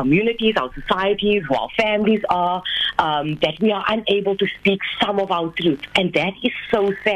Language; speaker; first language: English; native; English